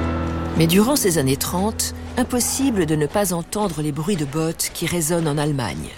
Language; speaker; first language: French; native; French